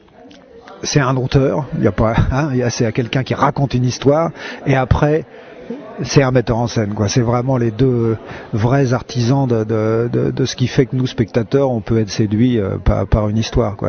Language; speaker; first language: French; native; French